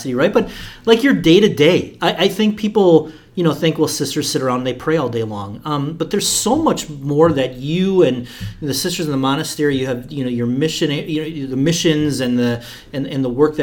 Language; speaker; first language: English; native; English